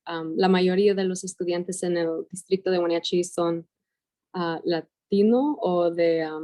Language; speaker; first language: Spanish; early bilingual, heritage; Spanish